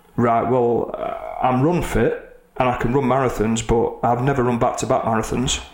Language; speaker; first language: English; native; English